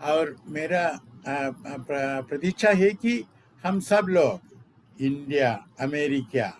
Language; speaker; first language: Hindi; non-native, local second language; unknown